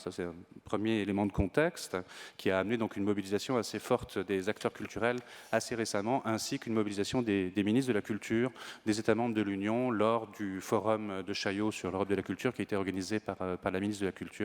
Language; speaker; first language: French; native; French